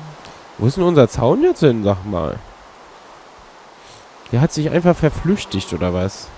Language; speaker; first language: German; native; German